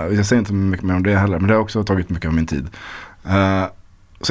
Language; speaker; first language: Swedish; native; Swedish